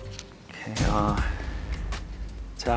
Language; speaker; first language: Japanese; non-native, fluent; English